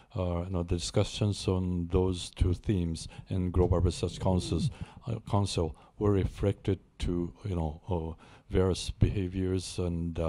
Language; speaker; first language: English; non-native, fluent; Japanese